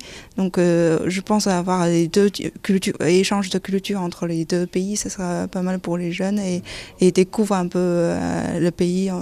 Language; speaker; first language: French; non-native, fluent; Chinese